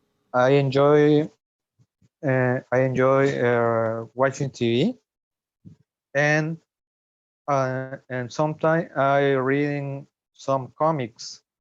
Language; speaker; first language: English; non-native, learner; Spanish